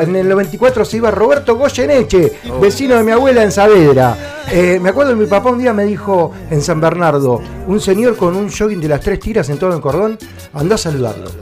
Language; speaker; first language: Spanish; native; Spanish